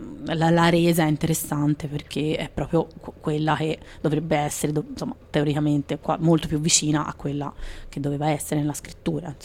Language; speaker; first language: Italian; native; Italian